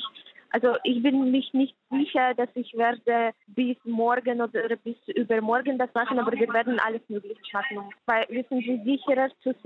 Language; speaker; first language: German; non-native, fluent; Ukrainian